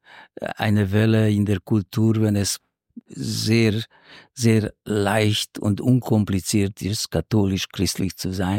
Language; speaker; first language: German; non-native, fluent; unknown